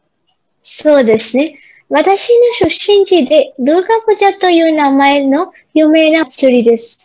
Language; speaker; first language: Japanese; non-native, learner; Bangla